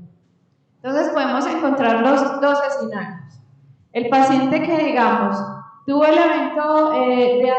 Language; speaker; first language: Spanish; native; Spanish